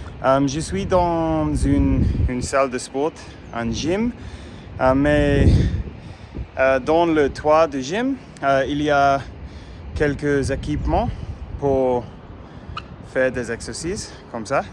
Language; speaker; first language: French; non-native, fluent; English